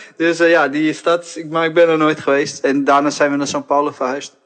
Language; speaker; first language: Dutch; early bilingual, other home language; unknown